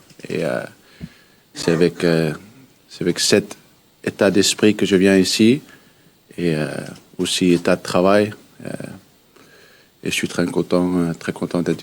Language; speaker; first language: French; early bilingual, heritage; French